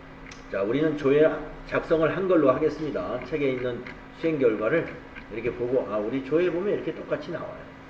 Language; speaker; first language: Korean; native; Korean